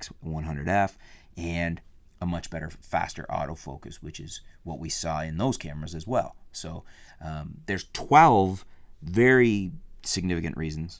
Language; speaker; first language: English; native; English